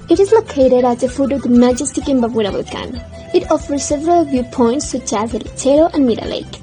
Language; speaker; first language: English; non-native, learner; Spanish